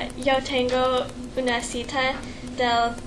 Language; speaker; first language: Spanish; non-native, learner; English